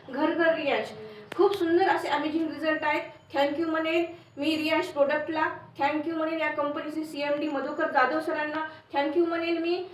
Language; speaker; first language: Marathi; native; Marathi